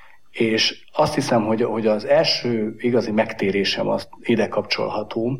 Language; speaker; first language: Hungarian; native; Hungarian